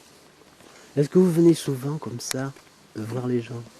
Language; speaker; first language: French; native; French